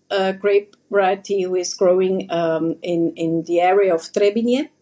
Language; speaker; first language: English; non-native, fluent; German